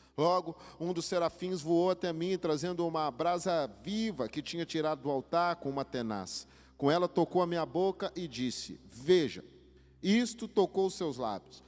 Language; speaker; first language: Portuguese; native; Portuguese